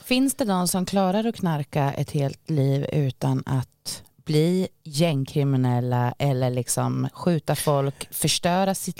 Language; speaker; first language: Swedish; native; Swedish